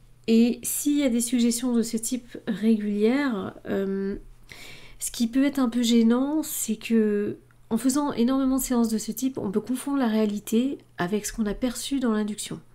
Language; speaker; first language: French; native; French